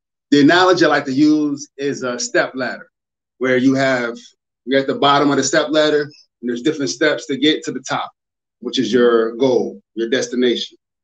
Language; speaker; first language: English; native; English